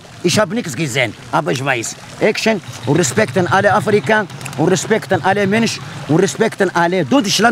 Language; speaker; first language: German; non-native, learner; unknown